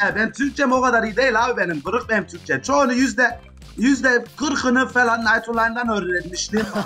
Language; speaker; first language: Turkish; early bilingual, heritage; Turkish